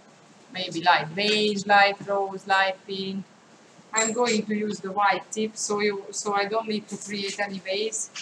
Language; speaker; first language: English; non-native, fluent; Hungarian